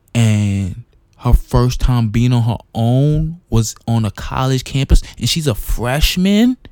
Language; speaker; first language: English; non-native, local second language; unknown